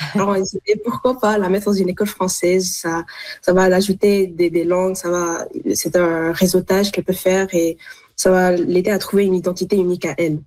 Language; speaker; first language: French; non-native, local second language; Arabic